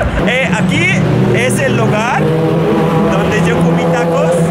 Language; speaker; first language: Spanish; non-native, learner; Arabic